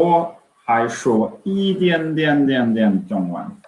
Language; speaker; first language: Chinese; non-native, learner; English